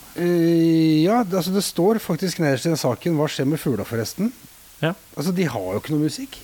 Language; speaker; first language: Norwegian; native; Norwegian